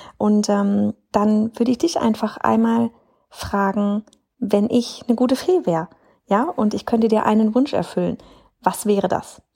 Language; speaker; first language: German; native; German